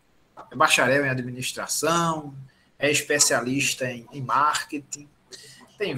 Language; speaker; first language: Portuguese; native; Portuguese